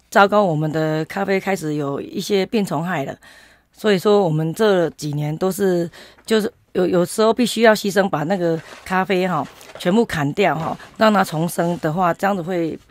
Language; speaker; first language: Chinese; native; Chinese